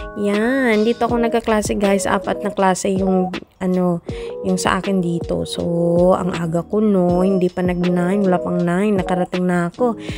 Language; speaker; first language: Filipino; non-native, local second language; Cebuano